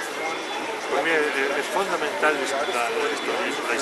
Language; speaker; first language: Spanish; non-native, learner; Italian